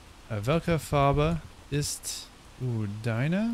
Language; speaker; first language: German; non-native, learner; English